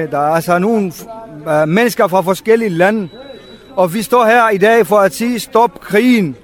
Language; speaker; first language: Danish; non-native, fluent; Arabic